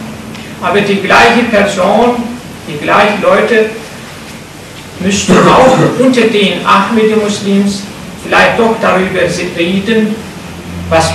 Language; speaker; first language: German; non-native, fluent; Turkish